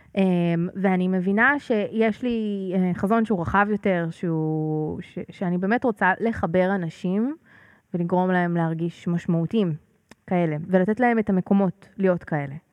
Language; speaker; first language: Hebrew; native; Hebrew